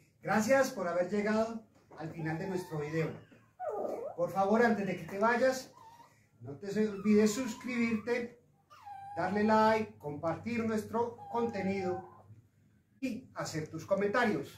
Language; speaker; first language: Spanish; native; Spanish